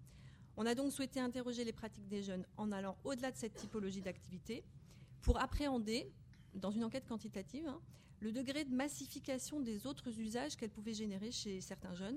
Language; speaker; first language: French; native; French